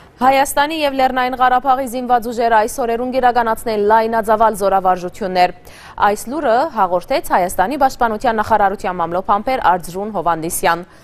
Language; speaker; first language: Armenian; early bilingual, heritage; Armenian